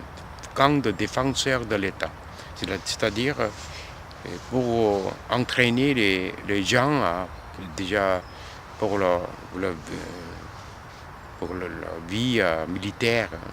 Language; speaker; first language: French; non-native, learner; Korean